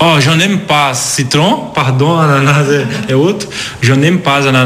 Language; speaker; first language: French; non-native, learner; Portuguese